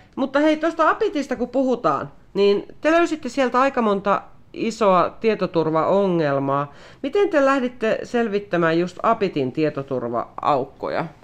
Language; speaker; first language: Finnish; native; Finnish